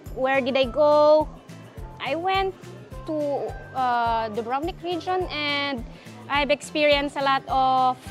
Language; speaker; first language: English; non-native, local second language; Filipino